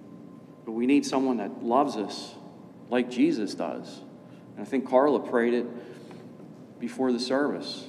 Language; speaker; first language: English; native; English